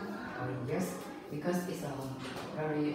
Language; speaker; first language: English; non-native, learner; Vietnamese